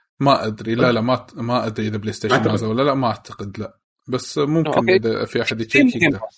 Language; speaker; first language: Arabic; native; Arabic